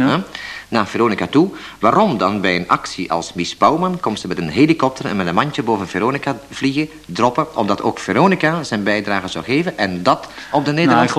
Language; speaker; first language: Dutch; native; Dutch